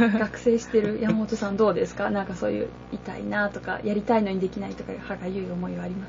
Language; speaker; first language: Japanese; native; Japanese